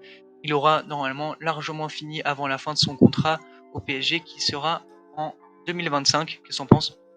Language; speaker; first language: French; native; French